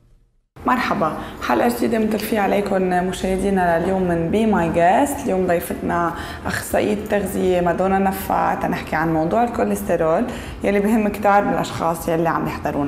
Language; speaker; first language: Arabic; native; Arabic